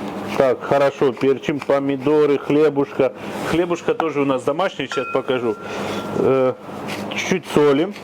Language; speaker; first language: Russian; native; Russian